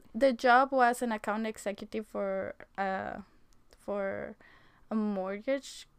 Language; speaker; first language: English; non-native, fluent; Spanish